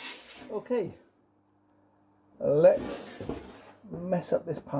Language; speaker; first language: English; native; English